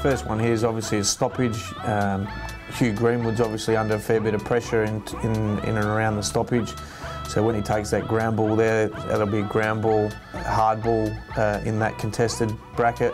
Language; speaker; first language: English; native; English